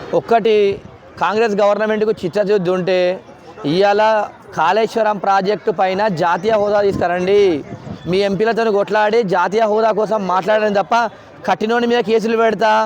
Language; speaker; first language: Telugu; native; Telugu